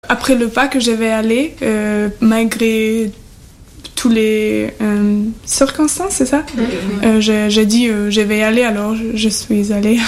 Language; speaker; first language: French; non-native, fluent; German